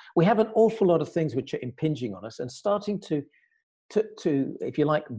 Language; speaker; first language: English; native; English